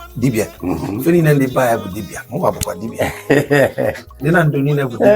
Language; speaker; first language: Igbo; native; Igbo